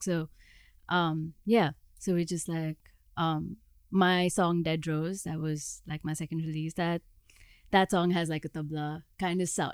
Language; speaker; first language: English; non-native, local second language; Hindi